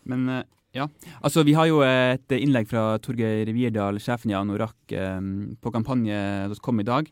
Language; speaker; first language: Norwegian; native; Norwegian